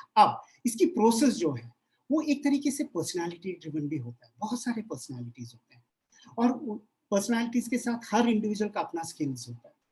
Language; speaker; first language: Hindi; non-native, local second language; Bangla